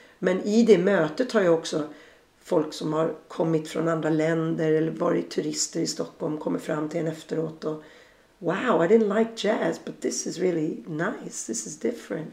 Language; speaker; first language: Swedish; native; Swedish